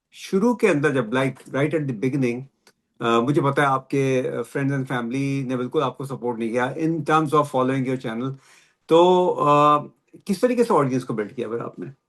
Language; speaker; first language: Urdu; native; Urdu